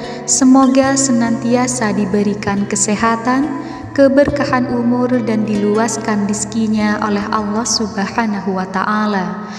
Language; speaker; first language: Indonesian; native; Indonesian